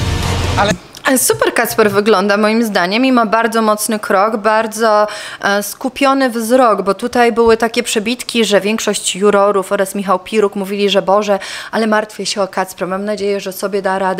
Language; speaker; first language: Polish; native; Polish